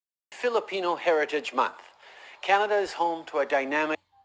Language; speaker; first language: English; native; English